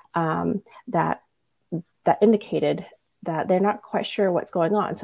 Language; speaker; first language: English; early bilingual, other home language; Vietnamese